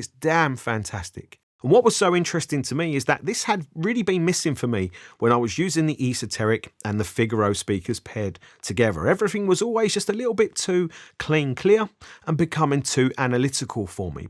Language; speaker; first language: English; native; English